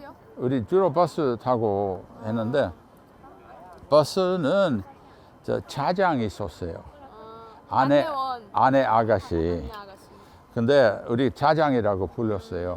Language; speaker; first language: Korean; non-native, fluent; English